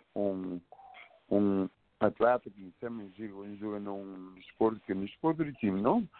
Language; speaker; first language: Portuguese; non-native, local second language; Kabuverdianu